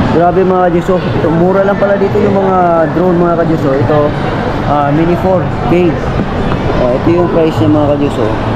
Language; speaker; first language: Filipino; non-native, local second language; Cebuano